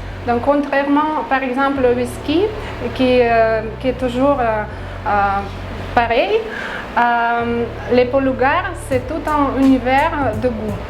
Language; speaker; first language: French; non-native, fluent; Russian